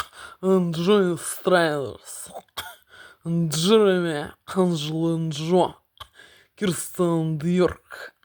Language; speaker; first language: English; non-native, learner; Russian